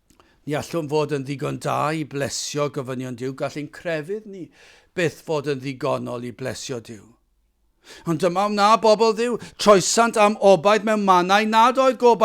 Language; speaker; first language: Welsh; native; Welsh